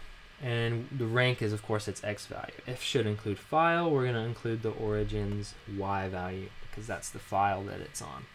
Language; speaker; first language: English; native; English